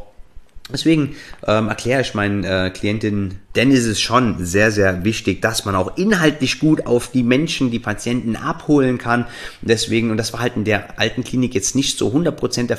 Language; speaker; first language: German; native; German